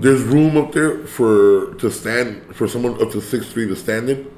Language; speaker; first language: English; early bilingual, other home language; Spanish